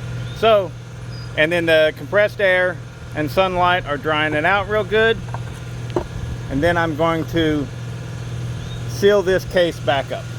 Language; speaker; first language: English; native; English